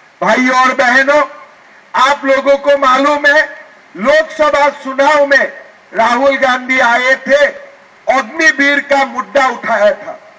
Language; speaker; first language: Hindi; non-native, local second language; Assamese